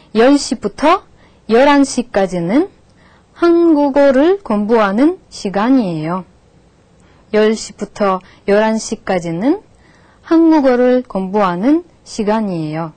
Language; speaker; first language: Korean; non-native, fluent; Russian